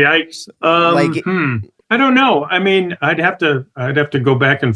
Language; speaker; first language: English; native; English